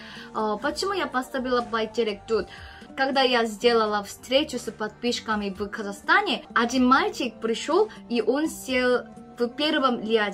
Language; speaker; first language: Russian; non-native, fluent; Korean